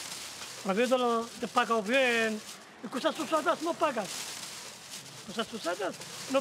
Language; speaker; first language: Spanish; non-native, learner; Arabic